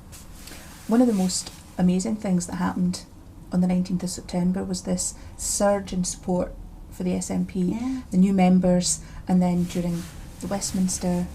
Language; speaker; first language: English; native; English